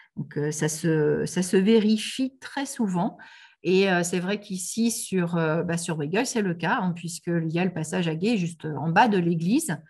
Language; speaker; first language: French; native; French